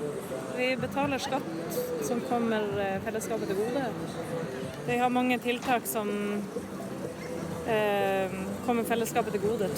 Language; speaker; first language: Norwegian; native; Norwegian